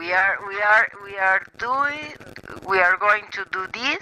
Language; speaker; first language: English; non-native, learner; Spanish